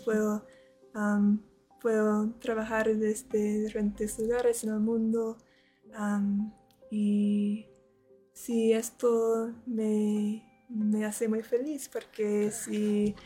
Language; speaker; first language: Spanish; non-native, learner; English